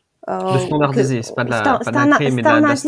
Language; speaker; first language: French; native; French